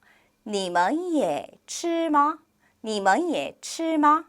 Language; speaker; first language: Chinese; non-native, fluent; Korean